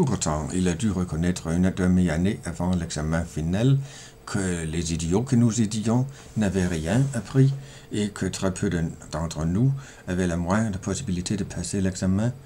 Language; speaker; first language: French; non-native, fluent; Danish